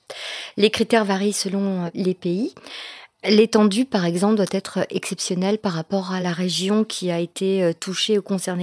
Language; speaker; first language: French; native; French